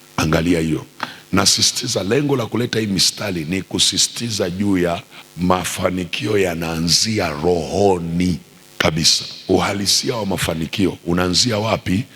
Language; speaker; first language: Swahili; native; Swahili